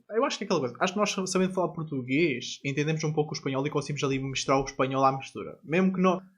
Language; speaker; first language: Portuguese; native; Portuguese